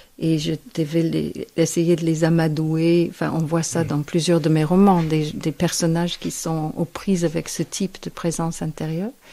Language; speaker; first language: French; non-native, fluent; English